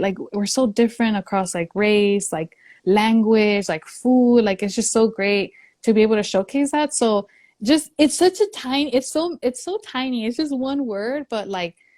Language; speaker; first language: English; early bilingual, other home language; Spanish